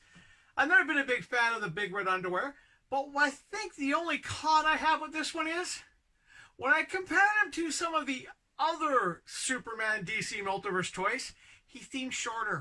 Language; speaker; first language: English; native; English